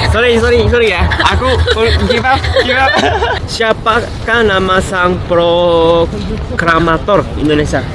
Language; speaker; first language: Indonesian; early bilingual, heritage; Japanese